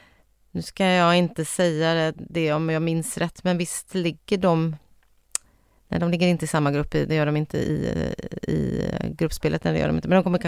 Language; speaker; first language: Swedish; native; Swedish